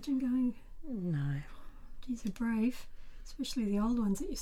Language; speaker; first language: English; native; English